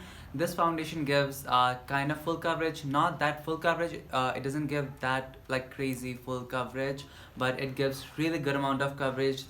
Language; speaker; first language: English; non-native, local second language; Nepali